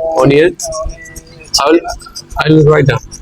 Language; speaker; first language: English; non-native, learner; Burmese